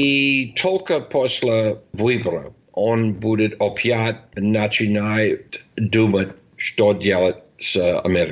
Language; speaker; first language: Russian; non-native, fluent; English